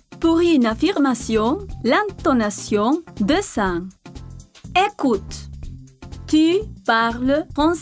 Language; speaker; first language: French; non-native, fluent; Spanish